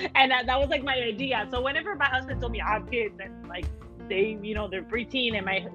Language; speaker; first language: English; early bilingual, other home language; Spanish